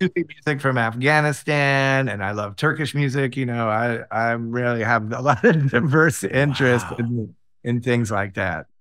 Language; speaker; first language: English; native; English